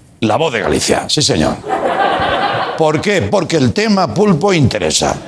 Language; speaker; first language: Spanish; non-native, local second language; Catalan